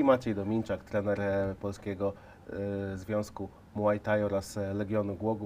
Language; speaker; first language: Polish; native; Polish